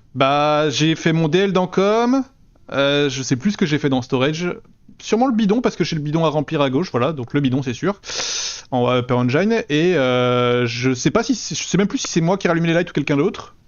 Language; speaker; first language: French; native; French